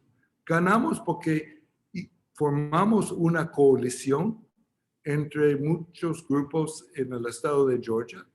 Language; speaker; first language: Spanish; non-native, fluent; English